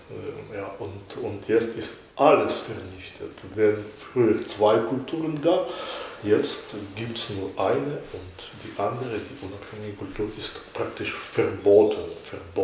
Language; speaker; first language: German; non-native, fluent; Belarusian